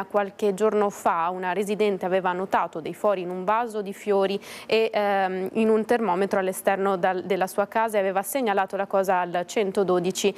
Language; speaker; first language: Italian; native; Italian